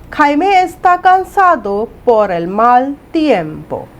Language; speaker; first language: Spanish; non-native, fluent; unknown